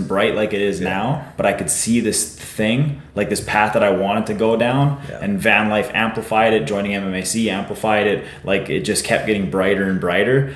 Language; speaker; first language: English; native; English